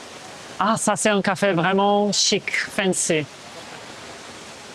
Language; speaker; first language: French; non-native, fluent; Portuguese